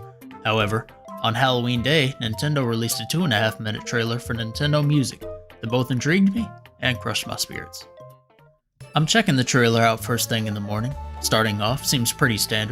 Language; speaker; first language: English; native; English